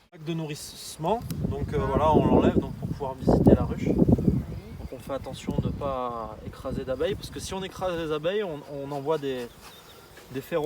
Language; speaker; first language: French; native; French